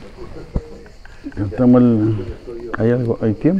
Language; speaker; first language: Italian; non-native, learner; Spanish